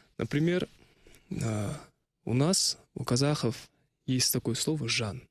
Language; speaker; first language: Russian; non-native, local second language; Kazakh